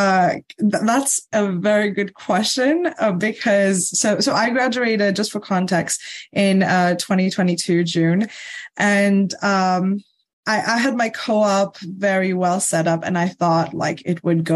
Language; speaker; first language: English; non-native, fluent; Morisyen